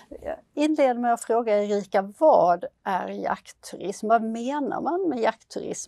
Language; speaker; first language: Swedish; native; Swedish